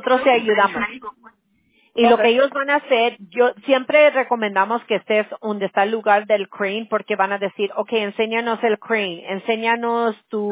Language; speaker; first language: Spanish; early bilingual, heritage; Spanish